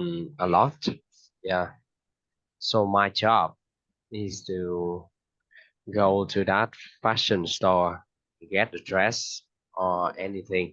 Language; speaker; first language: English; non-native, fluent; Vietnamese